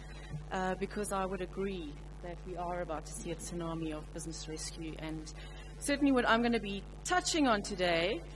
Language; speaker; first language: English; native; English